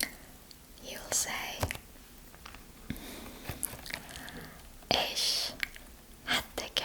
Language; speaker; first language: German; non-native, fluent; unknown